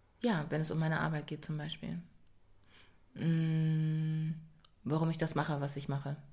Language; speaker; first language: German; native; German